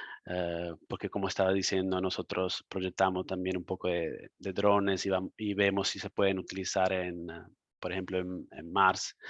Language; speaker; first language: Spanish; non-native, fluent; Italian